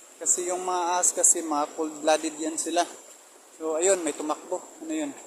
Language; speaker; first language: Filipino; non-native, local second language; Cebuano